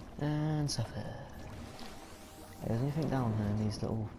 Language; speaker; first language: English; native; English